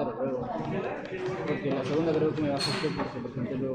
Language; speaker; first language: Spanish; native; Spanish